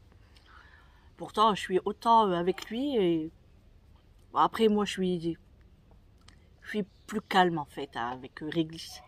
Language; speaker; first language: French; native; French